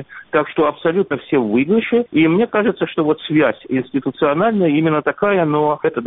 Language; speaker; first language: Russian; native; Russian